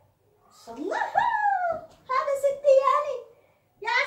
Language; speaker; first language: Arabic; non-native, learner; Oromo